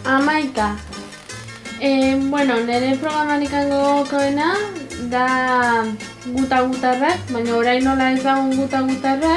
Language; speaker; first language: Basque; non-native, local second language; Spanish